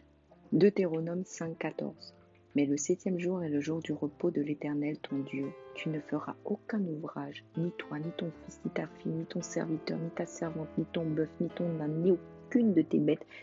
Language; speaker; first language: French; native; French